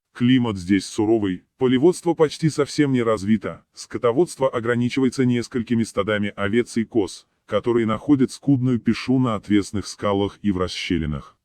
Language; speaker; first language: Russian; non-native, local second language; Chechen